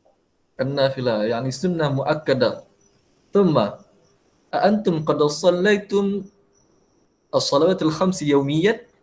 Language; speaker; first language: Arabic; non-native, fluent; Malay